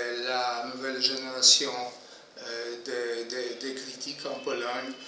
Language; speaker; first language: French; non-native, fluent; Polish